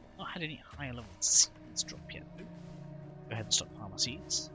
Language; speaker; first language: English; native; English